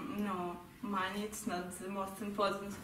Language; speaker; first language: English; non-native, learner; Russian